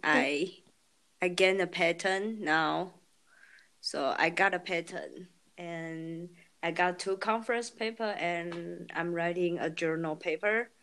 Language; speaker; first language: English; non-native, learner; Chinese